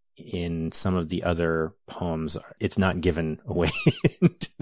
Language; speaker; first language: English; native; English